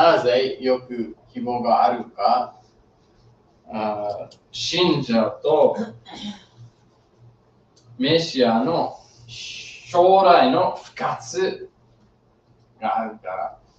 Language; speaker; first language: Japanese; non-native, fluent; English